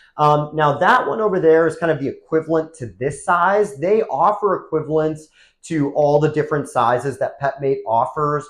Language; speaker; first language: English; native; English